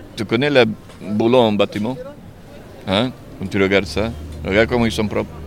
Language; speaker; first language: French; non-native, learner; Serbian